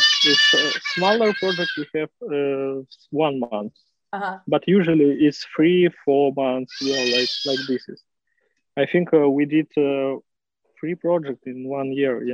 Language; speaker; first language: English; non-native, learner; Russian